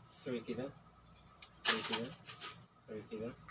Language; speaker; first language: Arabic; non-native, learner; Hindi